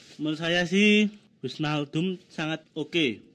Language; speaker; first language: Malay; non-native, local second language; Javanese